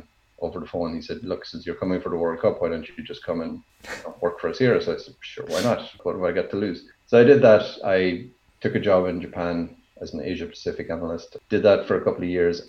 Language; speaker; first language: English; native; English